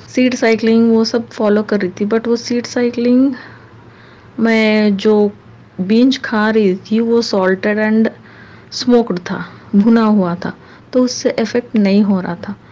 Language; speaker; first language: Hindi; non-native, local second language; Urdu